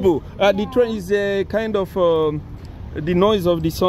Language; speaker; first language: English; non-native, learner; Lingala